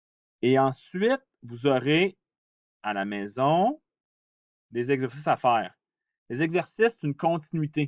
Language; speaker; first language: French; native; French